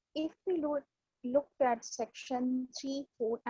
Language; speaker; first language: English; non-native, local second language; Punjabi